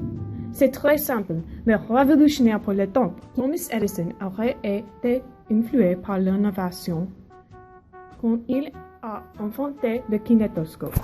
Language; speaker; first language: French; non-native, learner; English